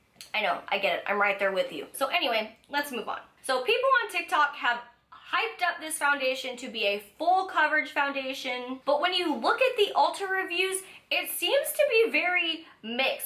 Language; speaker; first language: English; native; English